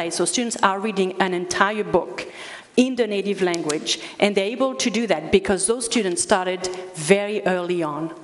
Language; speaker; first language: English; early bilingual, other home language; Spanish